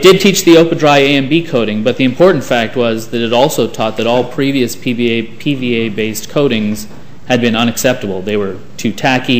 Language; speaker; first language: English; native; English